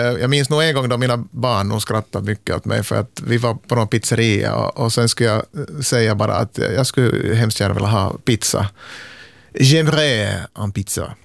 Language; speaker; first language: Swedish; native; Swedish